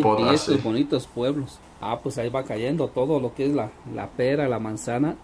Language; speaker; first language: Spanish; native; Spanish